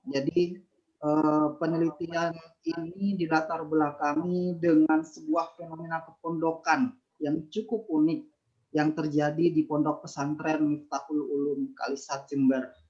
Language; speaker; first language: Indonesian; non-native, local second language; Madurese